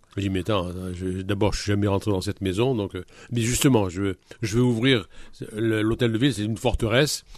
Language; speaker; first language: French; native; French